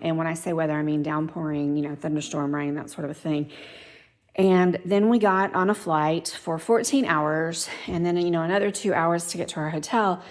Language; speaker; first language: English; native; English